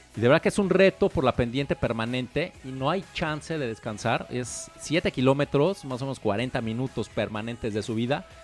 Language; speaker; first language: Spanish; native; Spanish